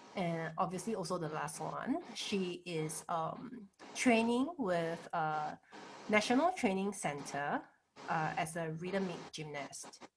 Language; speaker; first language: English; non-native, local second language; Chinese